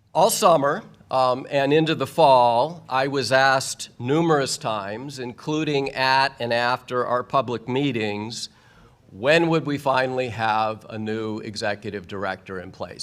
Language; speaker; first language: English; native; English